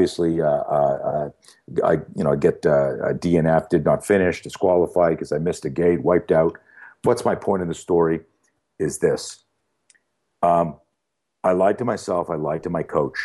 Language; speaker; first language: English; native; English